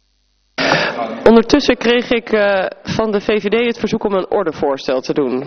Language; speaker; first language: Dutch; native; Dutch